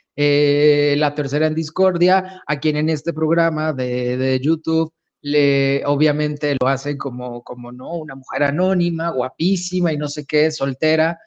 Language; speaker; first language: Spanish; native; Spanish